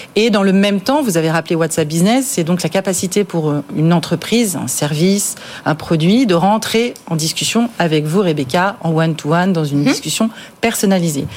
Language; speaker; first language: French; native; French